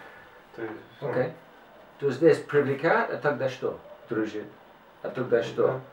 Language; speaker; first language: Russian; non-native, fluent; English